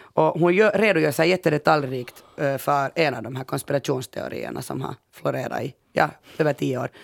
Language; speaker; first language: Swedish; native; Swedish